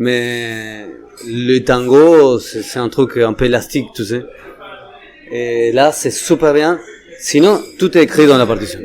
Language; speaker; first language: French; non-native, fluent; Spanish